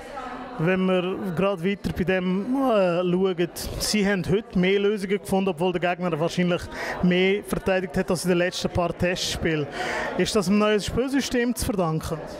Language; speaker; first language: German; native; German